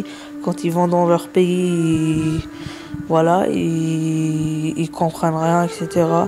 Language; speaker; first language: French; early bilingual, other home language; Arabic